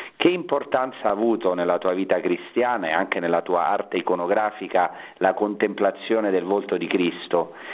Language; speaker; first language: Italian; native; Italian